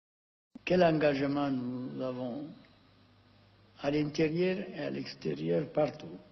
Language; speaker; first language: French; non-native, fluent; Amharic